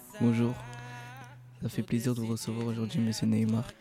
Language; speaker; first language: French; native; French